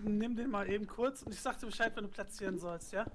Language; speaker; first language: German; native; German